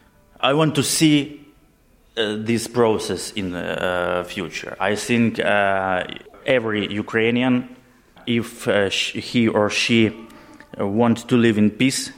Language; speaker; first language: English; non-native, learner; Ukrainian